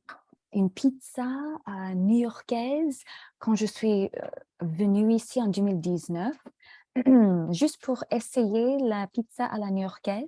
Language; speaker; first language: French; non-native, fluent; English